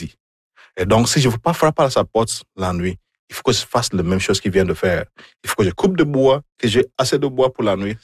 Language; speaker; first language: French; non-native, fluent; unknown